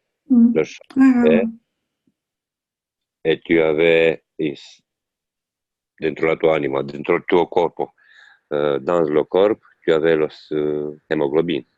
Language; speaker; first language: French; non-native, learner; Italian